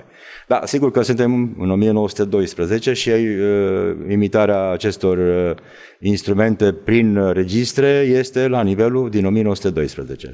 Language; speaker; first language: Romanian; native; Romanian